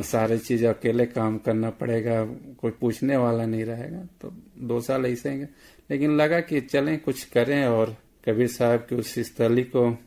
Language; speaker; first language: Hindi; native; Hindi